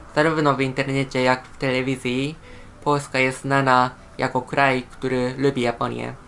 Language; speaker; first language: Polish; non-native, fluent; Japanese